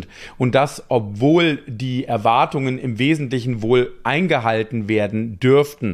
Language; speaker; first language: German; native; German